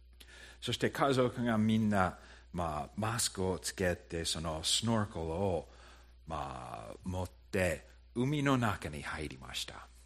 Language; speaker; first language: Japanese; non-native, fluent; English